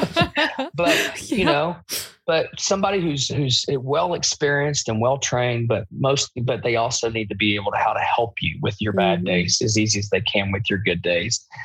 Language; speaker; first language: English; native; English